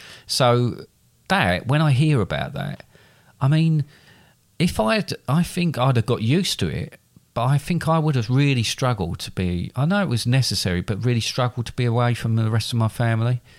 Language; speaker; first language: English; native; English